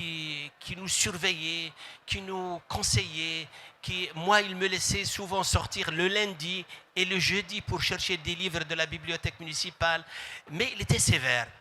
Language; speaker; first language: French; non-native, local second language; Arabic